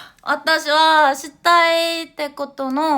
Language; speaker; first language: Japanese; non-native, learner; Korean